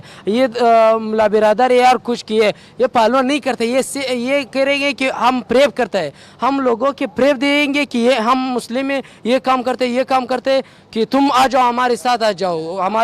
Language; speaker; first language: Hindi; non-native, learner; Pashto